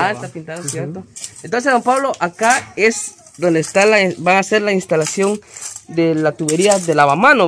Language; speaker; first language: Spanish; native; Spanish